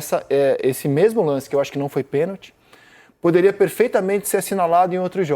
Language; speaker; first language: Portuguese; native; Portuguese